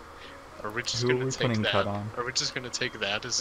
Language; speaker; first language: English; native; English